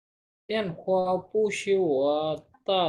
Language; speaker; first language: Chinese; non-native, learner; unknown